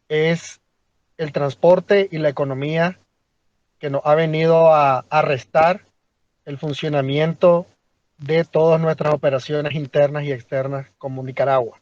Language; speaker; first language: Spanish; native; Spanish